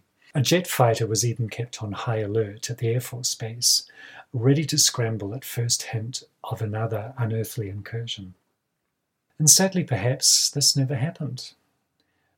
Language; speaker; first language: English; native; English